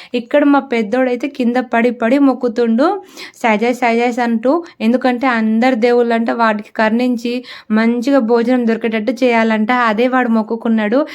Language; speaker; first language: Telugu; non-native, local second language; Lambadi